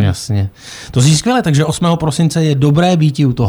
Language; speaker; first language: Czech; native; Czech